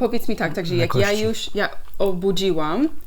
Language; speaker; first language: Polish; non-native, learner; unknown